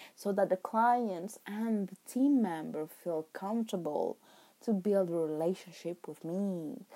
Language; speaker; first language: English; non-native, fluent; Italian